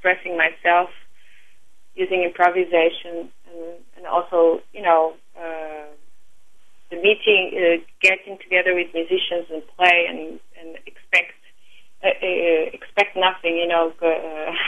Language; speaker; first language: English; non-native, fluent; Portuguese